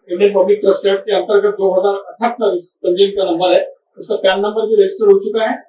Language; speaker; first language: Hindi; non-native, local second language; Marathi